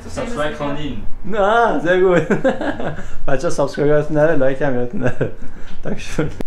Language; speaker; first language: German; non-native, learner; Persian